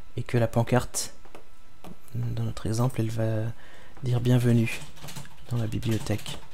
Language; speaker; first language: French; native; French